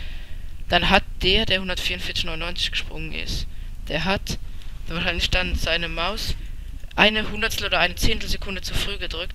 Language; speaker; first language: German; native; German